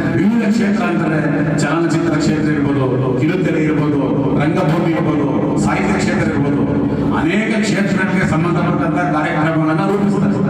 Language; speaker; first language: Kannada; native; Kannada